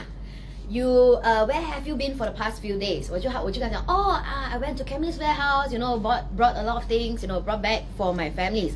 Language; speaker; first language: English; non-native, local second language; Chinese